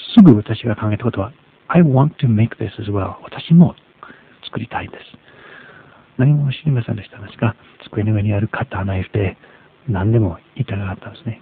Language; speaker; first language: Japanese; non-native, fluent; English